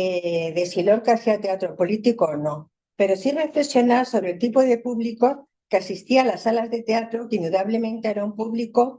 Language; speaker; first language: Spanish; native; Spanish